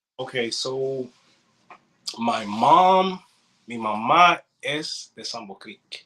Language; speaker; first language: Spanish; early bilingual, heritage; English